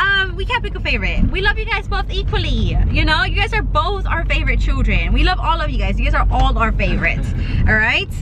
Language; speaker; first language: English; native; English